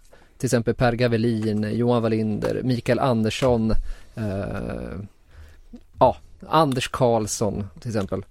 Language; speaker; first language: Swedish; native; Swedish